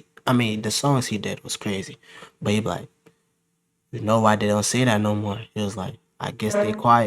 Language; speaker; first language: English; native; English